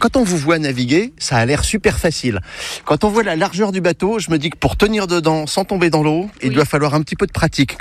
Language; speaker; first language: French; native; French